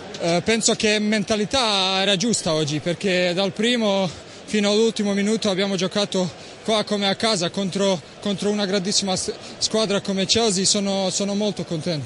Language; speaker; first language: Italian; non-native, learner; Bosnian